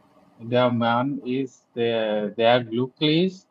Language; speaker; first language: German; non-native, learner; Bangla